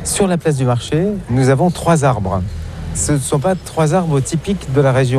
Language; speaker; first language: French; native; French